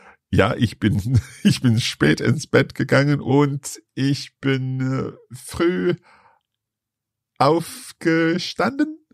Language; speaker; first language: German; non-native, learner; English